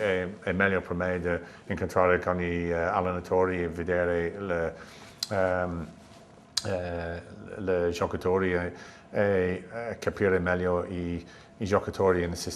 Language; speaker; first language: Italian; non-native, learner; English